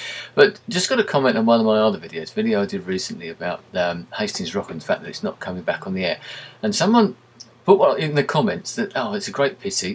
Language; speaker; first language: English; native; English